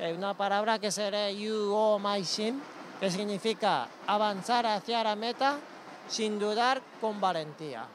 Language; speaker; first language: Spanish; non-native, fluent; Japanese